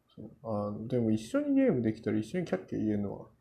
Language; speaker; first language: Japanese; non-native, fluent; Korean